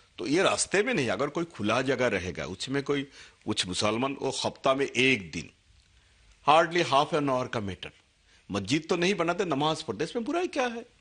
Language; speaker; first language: Hindi; non-native, local second language; Assamese